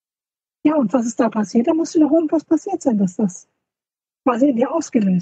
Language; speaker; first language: German; native; German